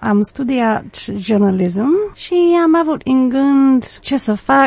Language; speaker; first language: Romanian; non-native, fluent; English